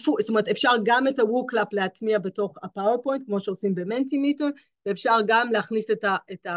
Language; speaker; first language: Hebrew; native; Hebrew